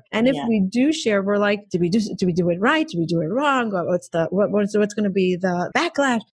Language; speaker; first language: English; non-native, fluent; Hebrew